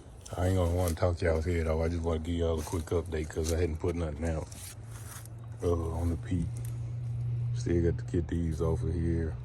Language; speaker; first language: English; native; English